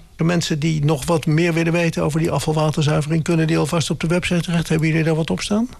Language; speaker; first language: Dutch; native; Dutch